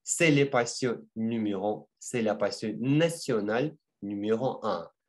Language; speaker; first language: French; non-native, fluent; Russian